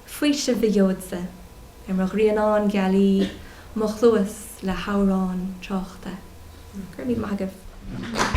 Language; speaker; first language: Irish; non-native, local second language; English